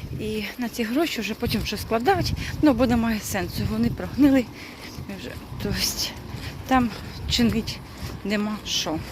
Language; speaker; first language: Ukrainian; non-native, local second language; Russian